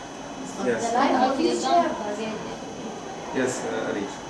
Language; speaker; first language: English; non-native, fluent; Arabic